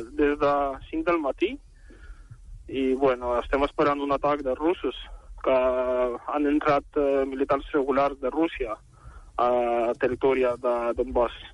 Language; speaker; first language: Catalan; non-native, fluent; Ukrainian